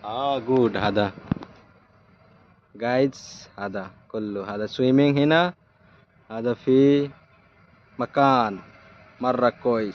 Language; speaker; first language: Arabic; non-native, learner; Nepali